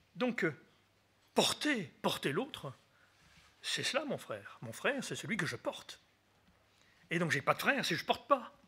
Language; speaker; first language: French; native; French